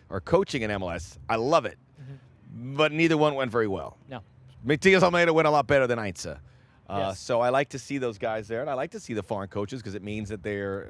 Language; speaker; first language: English; native; English